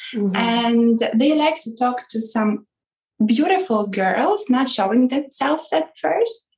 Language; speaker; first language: English; non-native, fluent; Ukrainian